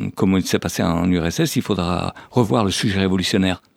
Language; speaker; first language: French; native; French